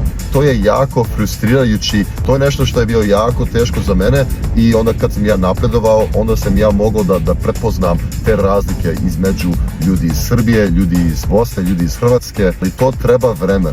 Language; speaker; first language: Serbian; early bilingual, heritage; English